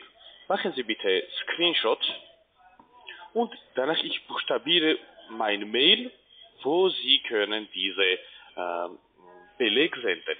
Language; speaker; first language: German; non-native, learner; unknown